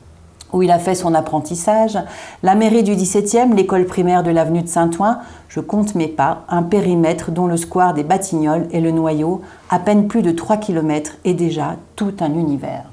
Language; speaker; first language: French; native; French